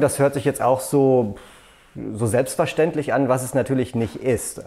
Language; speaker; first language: German; native; German